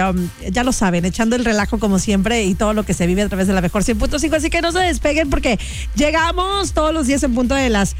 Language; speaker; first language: Spanish; native; Spanish